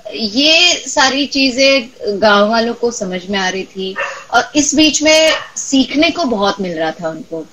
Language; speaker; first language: Hindi; non-native, local second language; Marathi